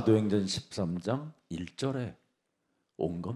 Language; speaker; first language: Korean; native; Korean